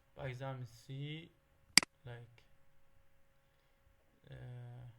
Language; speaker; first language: French; non-native, learner; Arabic